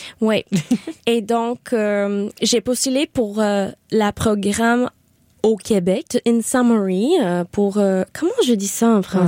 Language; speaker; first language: French; non-native, learner; English